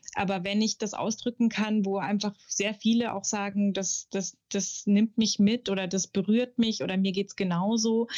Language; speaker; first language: German; native; German